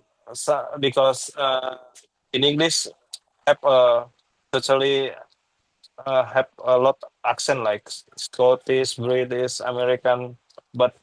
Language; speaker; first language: English; non-native, learner; Indonesian